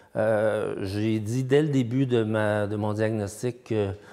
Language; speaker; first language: French; native; French